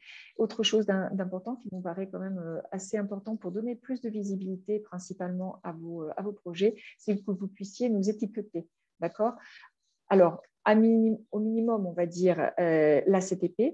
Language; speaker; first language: French; native; French